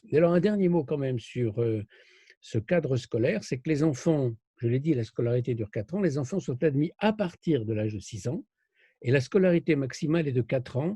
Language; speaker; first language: French; native; French